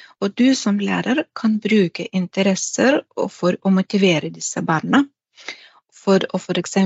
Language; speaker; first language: Norwegian; non-native, fluent; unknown